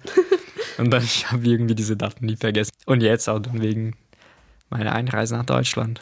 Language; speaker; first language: German; non-native, fluent; Portuguese